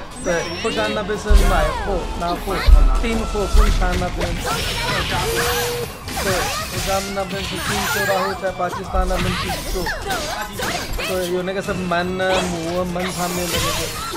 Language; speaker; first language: Chinese; non-native, learner; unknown